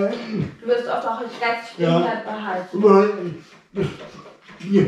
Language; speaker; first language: German; native; German